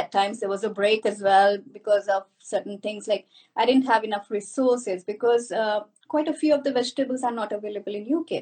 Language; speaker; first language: English; non-native, local second language; Marathi